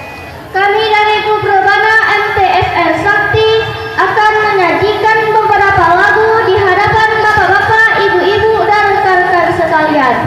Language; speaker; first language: Indonesian; native; Indonesian